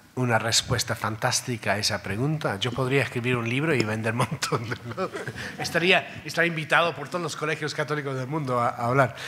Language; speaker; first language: Spanish; non-native, fluent; English